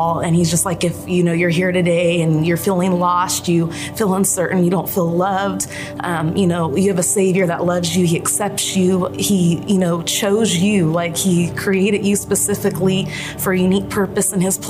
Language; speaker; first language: English; native; English